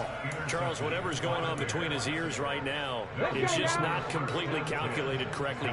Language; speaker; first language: English; native; English